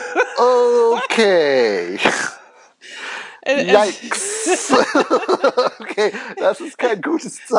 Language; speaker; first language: German; non-native, fluent; English